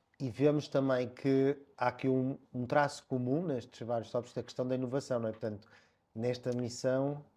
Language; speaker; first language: Portuguese; native; Portuguese